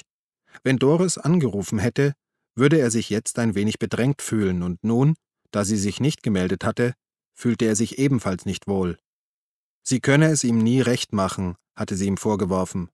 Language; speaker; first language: German; native; German